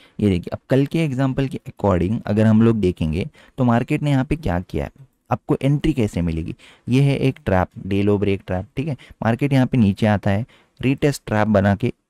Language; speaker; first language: Hindi; native; Hindi